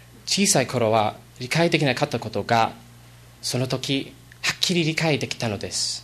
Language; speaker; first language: Japanese; non-native, learner; English